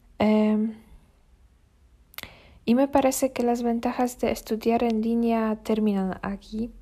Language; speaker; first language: Spanish; non-native, learner; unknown